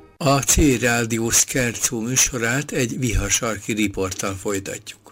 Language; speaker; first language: Hungarian; native; Hungarian